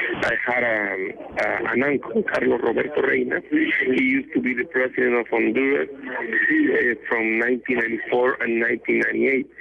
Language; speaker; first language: English; non-native, fluent; Spanish